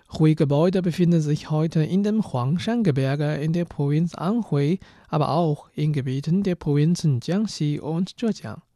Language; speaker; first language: German; non-native, fluent; Chinese